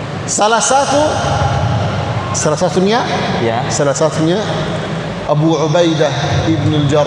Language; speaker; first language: Indonesian; non-native, learner; Arabic